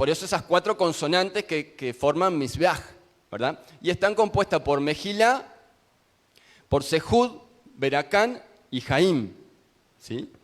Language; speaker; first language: Spanish; native; Spanish